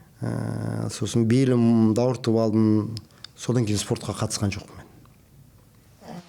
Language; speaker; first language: Kazakh; native; Kazakh